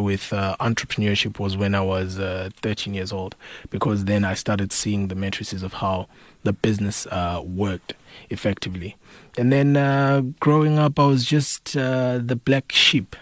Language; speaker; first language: English; non-native, local second language; North Ndebele